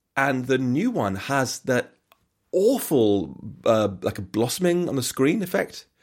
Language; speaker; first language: English; native; English